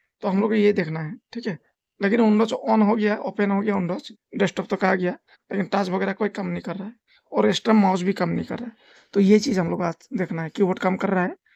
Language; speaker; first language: Hindi; non-native, local second language; Nepali